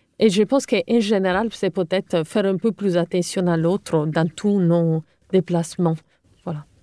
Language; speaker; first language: French; non-native, fluent; Italian